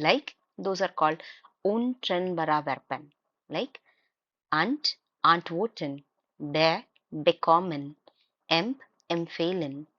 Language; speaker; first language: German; non-native, fluent; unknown